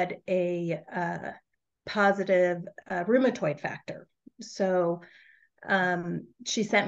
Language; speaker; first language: English; native; English